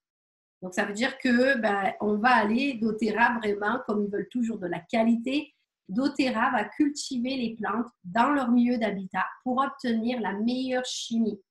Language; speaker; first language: French; native; French